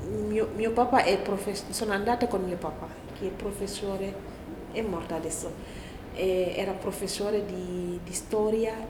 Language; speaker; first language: Italian; non-native, learner; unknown